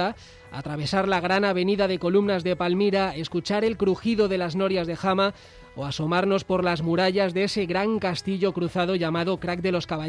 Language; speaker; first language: Spanish; native; Spanish